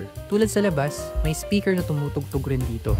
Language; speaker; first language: Filipino; native; Filipino